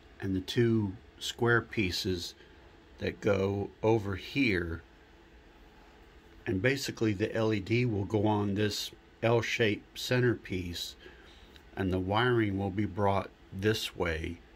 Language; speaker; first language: English; native; English